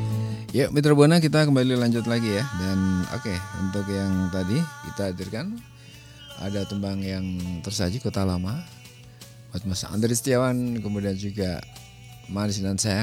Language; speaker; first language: Indonesian; native; Indonesian